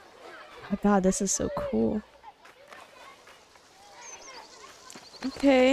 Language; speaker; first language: English; native; English